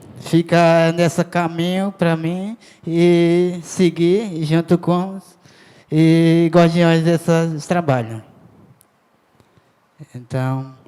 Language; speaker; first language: Portuguese; non-native, local second language; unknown